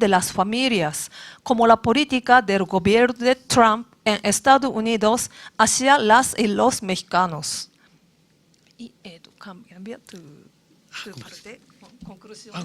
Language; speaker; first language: Spanish; non-native, learner; Japanese